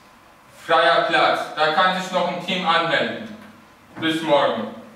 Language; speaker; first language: German; early bilingual, other home language; Turkish